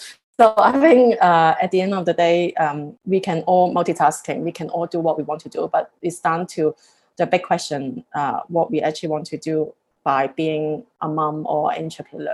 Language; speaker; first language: English; non-native, local second language; Cantonese